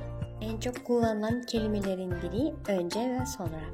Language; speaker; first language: Turkish; non-native, fluent; Kazakh